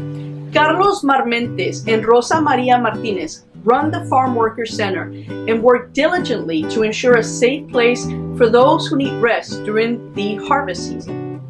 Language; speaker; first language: English; non-native, local second language; Spanish